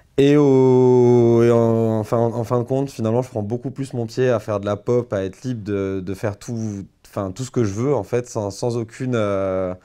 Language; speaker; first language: French; native; French